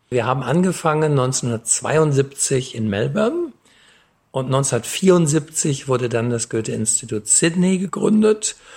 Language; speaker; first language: German; native; German